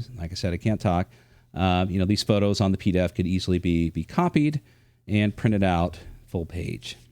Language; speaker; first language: English; native; English